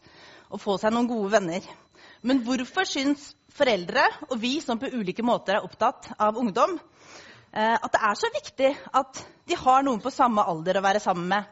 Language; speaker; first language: Norwegian; native; Norwegian